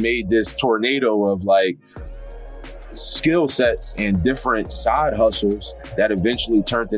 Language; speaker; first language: English; native; English